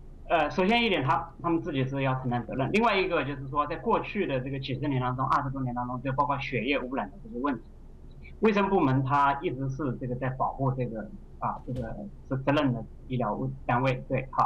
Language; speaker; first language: Chinese; native; Chinese